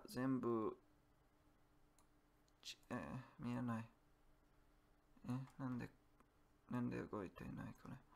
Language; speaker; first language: Japanese; non-native, learner; English